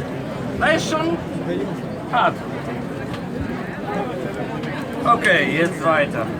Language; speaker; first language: German; non-native, fluent; Polish